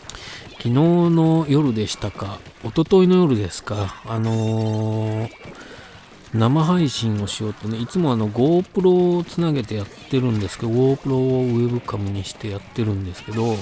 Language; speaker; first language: Japanese; native; Japanese